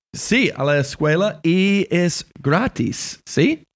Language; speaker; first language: Spanish; non-native, learner; English